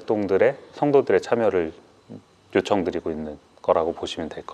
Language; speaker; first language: Korean; native; Korean